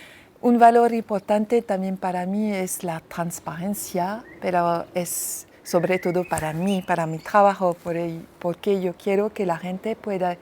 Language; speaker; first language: Spanish; non-native, fluent; French